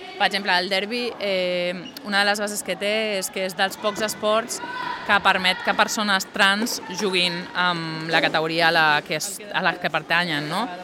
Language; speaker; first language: Catalan; non-native, local second language; Spanish